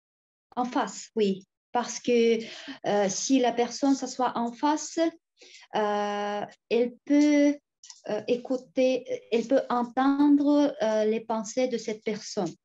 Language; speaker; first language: French; non-native, fluent; Tuvinian